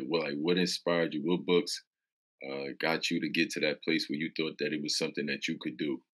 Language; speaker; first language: English; native; English